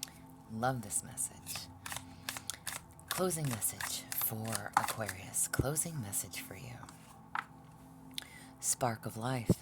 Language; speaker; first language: English; native; English